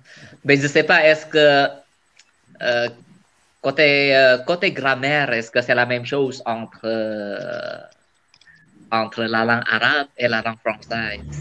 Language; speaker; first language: French; non-native, fluent; Indonesian